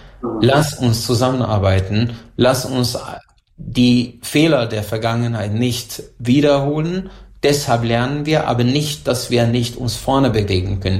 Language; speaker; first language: German; non-native, fluent; Hungarian